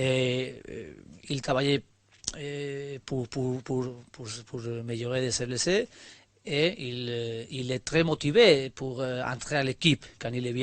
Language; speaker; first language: French; non-native, learner; Spanish